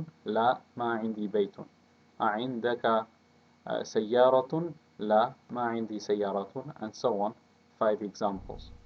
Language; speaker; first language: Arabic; non-native, fluent; English